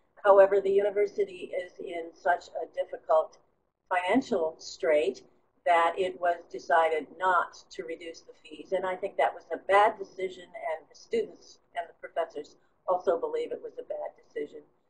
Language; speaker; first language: English; native; English